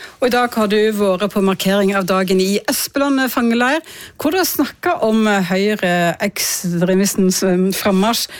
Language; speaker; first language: Norwegian; native; Norwegian